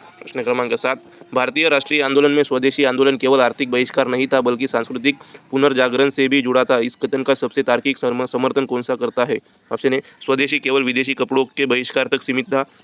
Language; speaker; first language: Hindi; non-native, local second language; Marathi